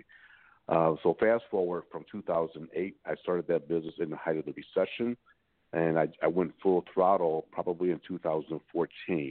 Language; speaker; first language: English; native; English